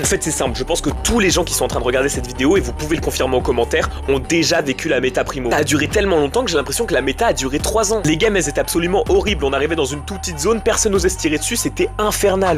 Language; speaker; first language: French; native; French